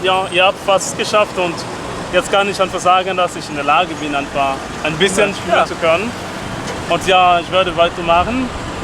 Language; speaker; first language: German; non-native, fluent; French